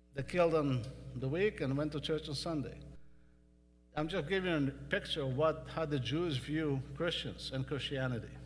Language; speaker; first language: English; non-native, fluent; Hebrew